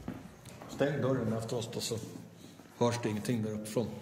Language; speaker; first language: Swedish; native; Swedish